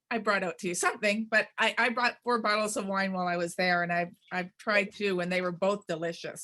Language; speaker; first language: English; native; English